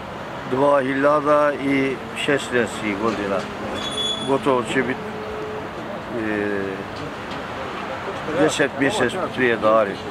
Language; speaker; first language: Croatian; early bilingual, heritage; Turkish